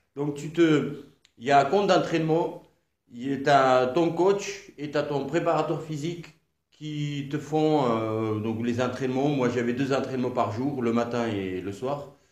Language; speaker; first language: French; non-native, fluent; Georgian